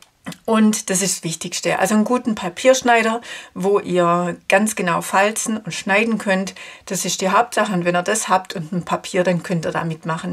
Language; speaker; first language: German; native; German